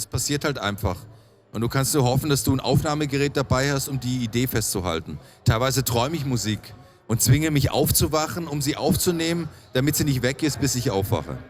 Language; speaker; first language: German; native; German